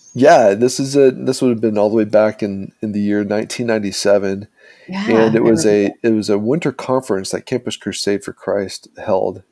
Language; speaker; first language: English; native; English